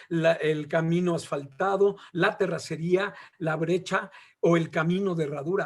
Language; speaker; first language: Spanish; native; Spanish